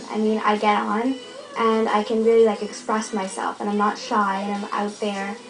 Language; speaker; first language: English; native; English